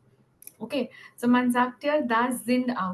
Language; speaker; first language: German; non-native, fluent; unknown